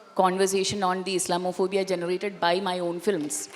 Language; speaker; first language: English; non-native, local second language; Malayalam